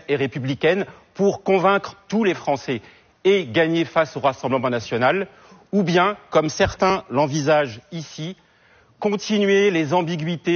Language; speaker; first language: French; native; French